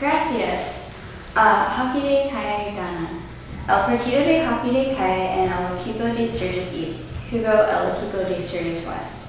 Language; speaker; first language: Spanish; non-native, learner; English